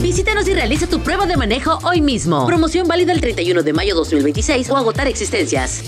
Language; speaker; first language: Spanish; native; Spanish